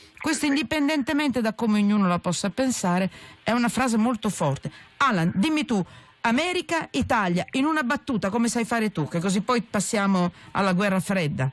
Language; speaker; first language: Italian; native; Italian